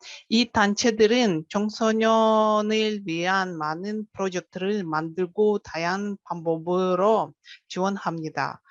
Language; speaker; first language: Korean; non-native, fluent; Russian